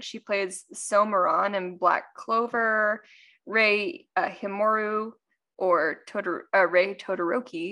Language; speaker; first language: English; native; English